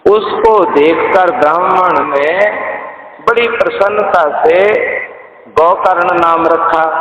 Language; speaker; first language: Hindi; non-native, local second language; Punjabi